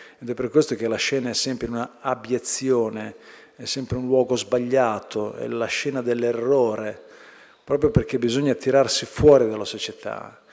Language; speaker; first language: Italian; native; Italian